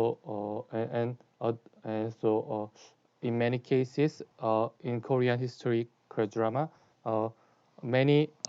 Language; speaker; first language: English; non-native, learner; Korean